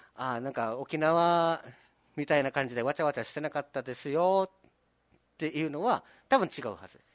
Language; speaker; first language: Japanese; native; Japanese